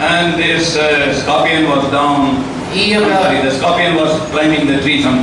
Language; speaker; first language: English; non-native, local second language; Telugu